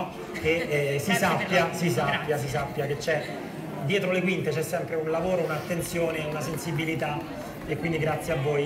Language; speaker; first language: Italian; native; Italian